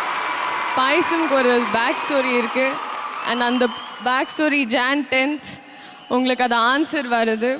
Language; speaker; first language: Tamil; non-native, learner; Telugu